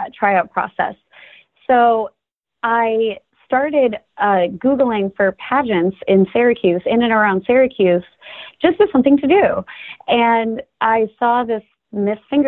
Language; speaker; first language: English; native; English